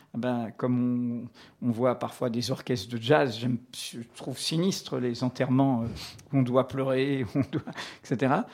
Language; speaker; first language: French; native; French